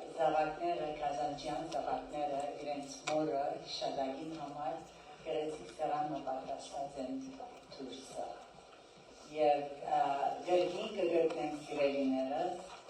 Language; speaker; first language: Armenian; early bilingual, heritage; Armenian